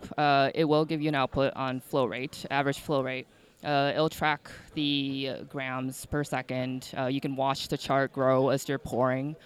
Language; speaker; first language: English; native; English